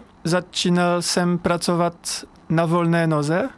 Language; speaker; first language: Czech; non-native, learner; French